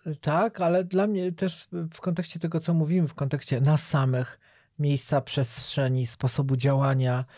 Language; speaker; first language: Polish; native; Polish